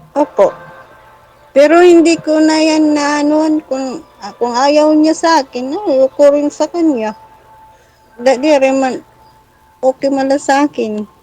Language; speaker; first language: Filipino; non-native, local second language; Waray